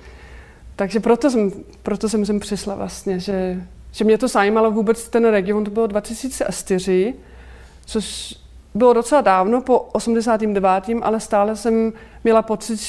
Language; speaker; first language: Czech; non-native, fluent; Danish